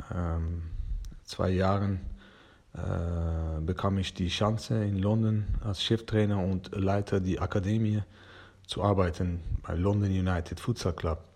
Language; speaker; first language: German; non-native, learner; Persian